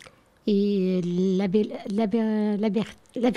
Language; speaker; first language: French; non-native, learner; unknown